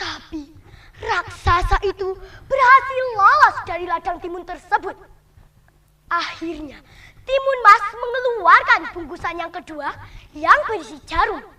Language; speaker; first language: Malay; non-native, local second language; Javanese